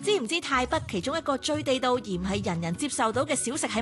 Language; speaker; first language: Cantonese; native; Cantonese